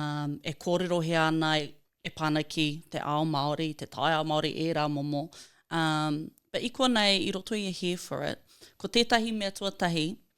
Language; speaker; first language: Māori; non-native, local second language; English